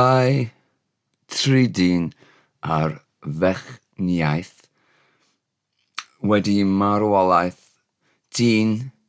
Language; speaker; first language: Welsh; non-native, learner; English